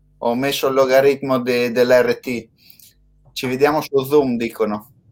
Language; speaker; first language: Italian; native; Italian